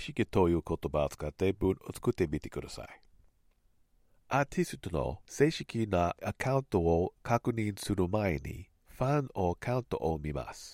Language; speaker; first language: Japanese; non-native, learner; English